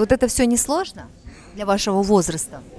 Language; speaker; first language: Russian; native; Russian